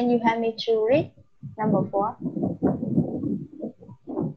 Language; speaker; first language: English; non-native, learner; Vietnamese